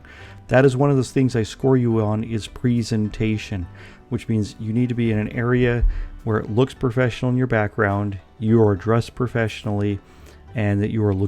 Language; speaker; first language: English; native; English